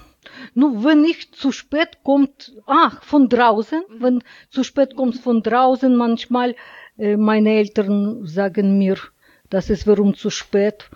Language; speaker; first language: German; non-native, learner; Russian